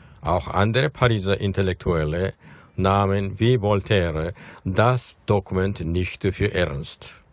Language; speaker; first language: German; non-native, fluent; Korean